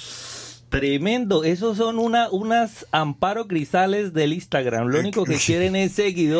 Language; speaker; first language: Spanish; native; Spanish